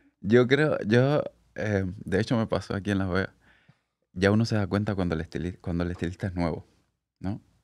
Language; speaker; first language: Spanish; native; Spanish